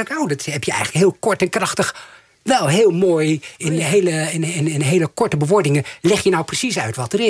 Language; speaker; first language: Dutch; native; Dutch